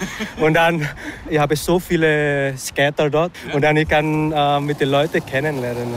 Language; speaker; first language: German; non-native, learner; Indonesian